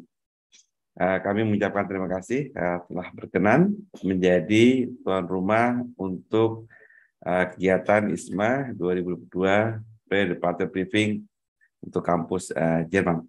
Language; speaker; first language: Indonesian; native; Indonesian